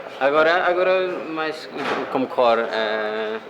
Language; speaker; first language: Portuguese; non-native, fluent; Polish